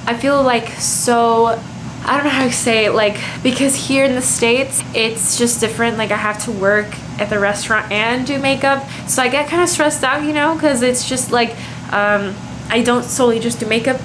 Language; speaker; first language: English; early bilingual, other home language; Spanish